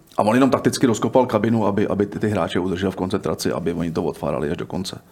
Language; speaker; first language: Czech; native; Czech